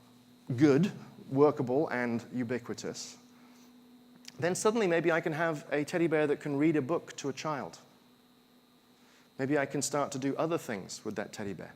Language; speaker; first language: English; native; English